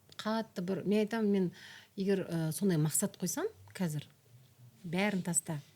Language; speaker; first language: Kazakh; native; Kazakh